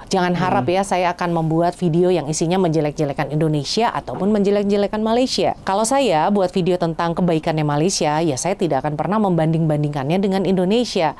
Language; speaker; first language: Indonesian; native; Indonesian